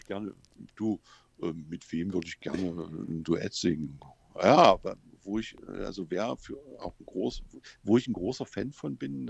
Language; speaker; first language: German; native; German